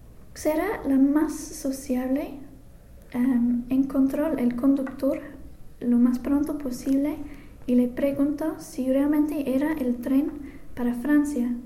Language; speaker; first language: Spanish; non-native, fluent; English